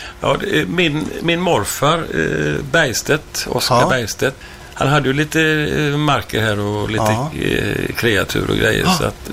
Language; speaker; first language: Swedish; native; Swedish